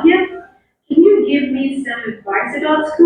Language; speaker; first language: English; non-native, fluent; Indonesian